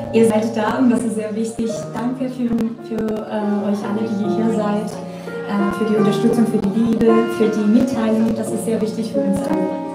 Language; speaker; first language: German; non-native, fluent; Georgian